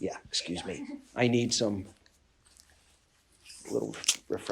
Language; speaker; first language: English; native; English